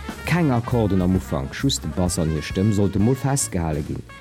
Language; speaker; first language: German; non-native, local second language; Luxembourgish